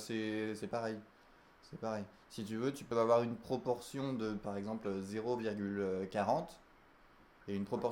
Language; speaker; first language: French; native; French